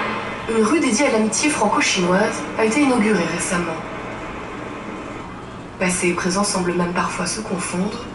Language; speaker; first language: French; native; French